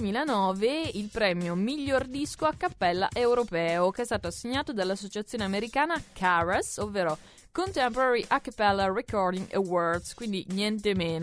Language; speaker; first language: Italian; native; Italian